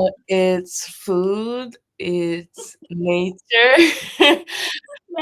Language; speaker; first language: English; non-native, fluent; Japanese